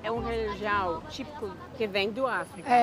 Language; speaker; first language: Portuguese; non-native, learner; Dutch